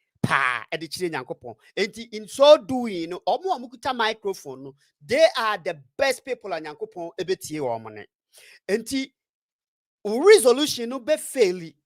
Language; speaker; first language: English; non-native, local second language; Akan